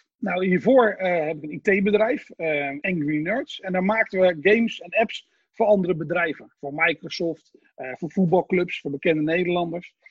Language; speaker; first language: Dutch; native; Dutch